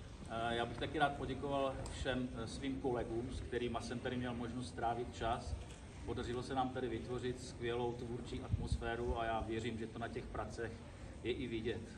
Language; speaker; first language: Czech; native; Czech